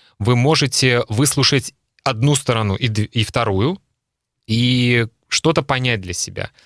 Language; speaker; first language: Russian; native; Russian